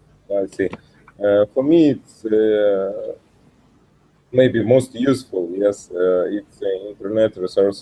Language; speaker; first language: English; non-native, learner; Russian